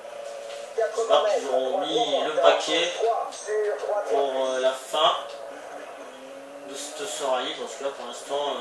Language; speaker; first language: French; native; French